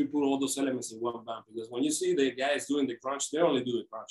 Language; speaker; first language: English; non-native, fluent; Spanish